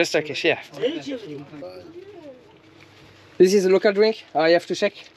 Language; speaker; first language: English; non-native, learner; French